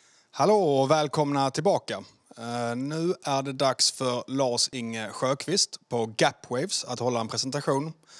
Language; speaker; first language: Swedish; native; Swedish